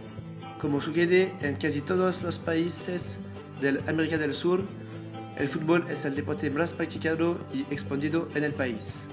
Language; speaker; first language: Spanish; non-native, learner; French